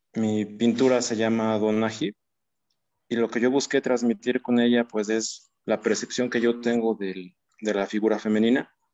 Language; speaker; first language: Spanish; native; Spanish